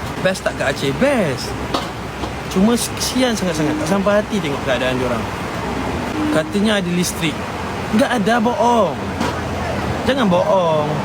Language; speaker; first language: Malay; native; Malay